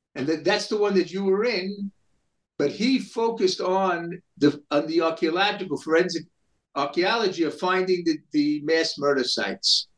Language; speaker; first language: English; native; English